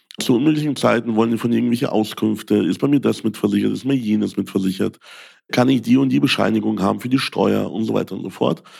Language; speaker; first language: German; early bilingual, other home language; Russian